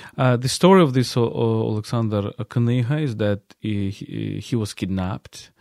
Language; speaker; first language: English; non-native, fluent; Ukrainian